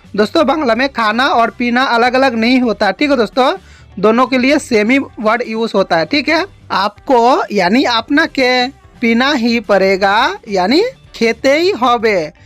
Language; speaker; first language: Hindi; native; Hindi